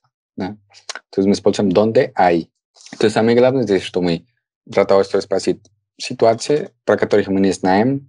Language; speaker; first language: Russian; non-native, fluent; Spanish